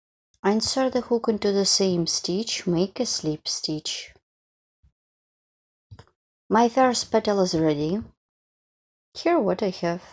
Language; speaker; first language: English; non-native, fluent; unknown